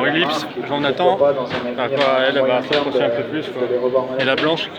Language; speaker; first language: French; native; French